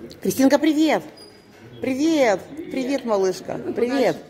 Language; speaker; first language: Russian; native; Russian